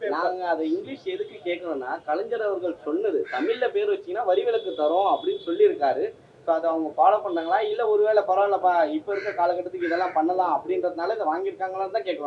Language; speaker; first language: Tamil; native; Tamil